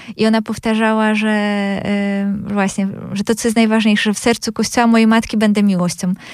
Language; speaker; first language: Polish; native; Polish